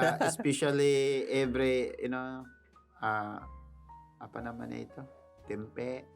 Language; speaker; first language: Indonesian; non-native, learner; Tausug